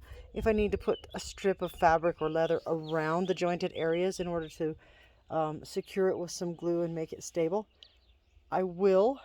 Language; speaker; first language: English; native; English